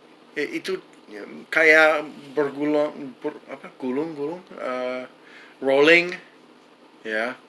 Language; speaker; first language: Indonesian; non-native, fluent; English